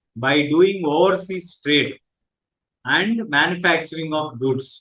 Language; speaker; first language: English; non-native, local second language; Telugu